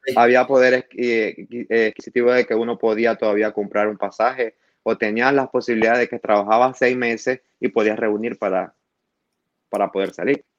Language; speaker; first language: Spanish; native; Spanish